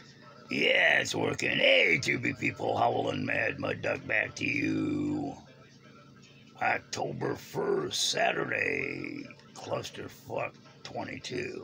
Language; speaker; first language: English; native; English